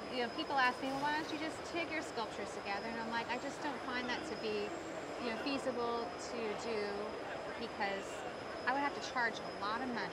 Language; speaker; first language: English; native; English